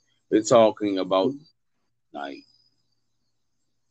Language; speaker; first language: English; native; English